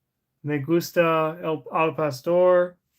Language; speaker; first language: Spanish; non-native, learner; English